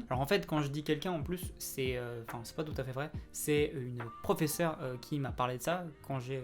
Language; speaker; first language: French; native; French